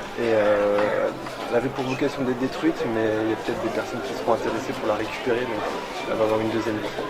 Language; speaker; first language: French; native; French